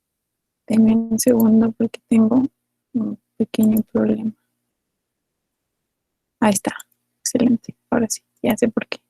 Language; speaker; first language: Spanish; native; Spanish